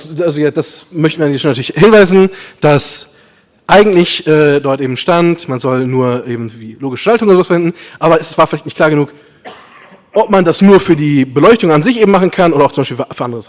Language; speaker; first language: German; native; German